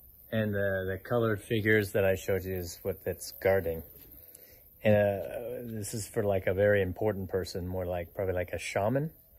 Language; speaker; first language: English; native; English